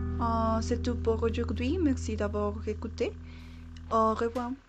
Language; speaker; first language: French; non-native, learner; Spanish